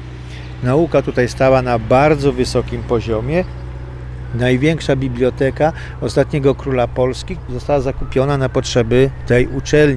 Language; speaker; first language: Polish; native; Polish